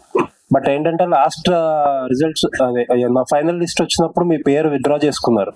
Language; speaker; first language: Telugu; native; Telugu